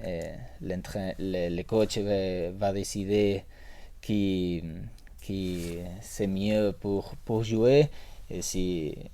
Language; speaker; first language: French; non-native, learner; Spanish